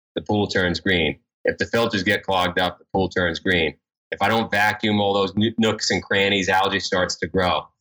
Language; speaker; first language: English; native; English